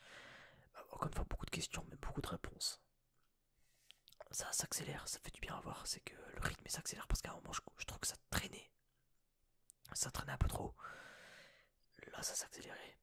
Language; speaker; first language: French; native; French